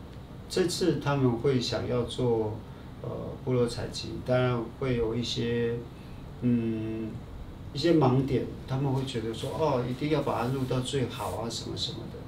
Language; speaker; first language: Chinese; native; Chinese